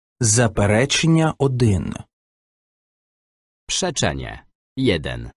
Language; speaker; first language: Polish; non-native, learner; Ukrainian